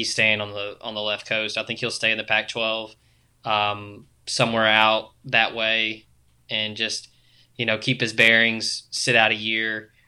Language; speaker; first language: English; native; English